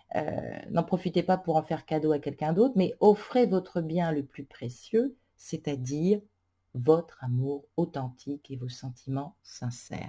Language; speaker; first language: French; native; French